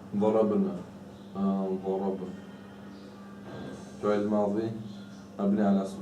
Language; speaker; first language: Arabic; non-native, learner; Chechen